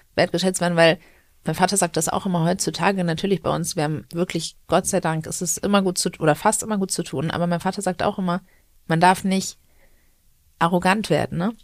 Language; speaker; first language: German; native; German